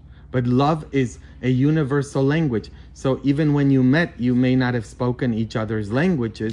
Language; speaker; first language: English; non-native, fluent; Polish